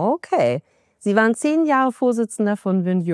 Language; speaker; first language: German; native; German